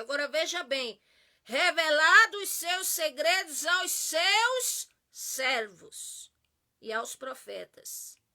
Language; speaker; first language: Portuguese; native; Portuguese